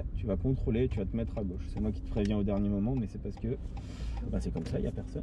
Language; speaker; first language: French; native; French